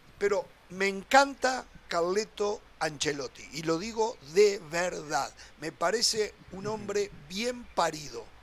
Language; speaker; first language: Spanish; native; Spanish